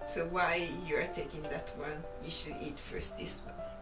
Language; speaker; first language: English; non-native, fluent; Italian